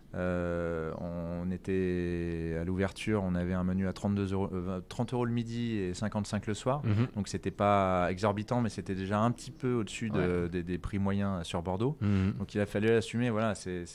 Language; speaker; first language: French; native; French